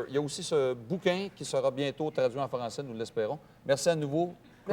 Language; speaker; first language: French; native; French